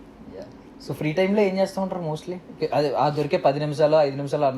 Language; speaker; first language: Telugu; native; Telugu